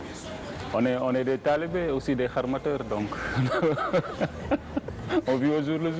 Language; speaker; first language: French; non-native, local second language; Wolof